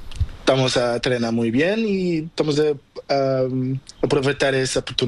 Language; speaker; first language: Spanish; non-native, learner; Portuguese